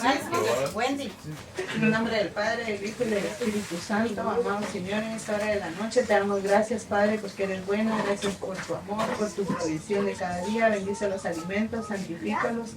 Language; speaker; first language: Spanish; native; Spanish